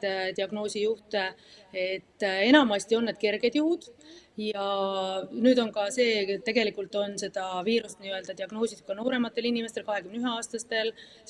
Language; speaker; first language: Estonian; native; Estonian